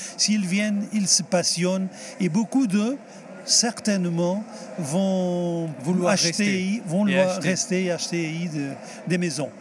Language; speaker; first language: French; non-native, fluent; Portuguese